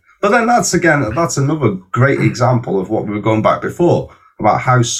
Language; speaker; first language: English; native; English